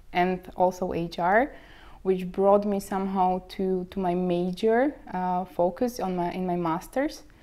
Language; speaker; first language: English; non-native, fluent; Slovak